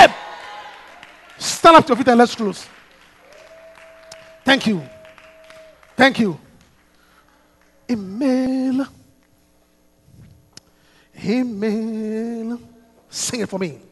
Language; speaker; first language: English; non-native, local second language; Akan